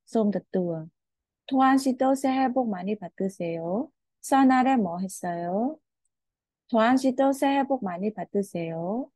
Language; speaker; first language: Korean; non-native, fluent; Khmer